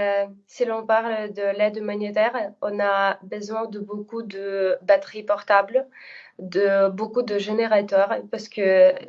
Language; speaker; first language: French; non-native, fluent; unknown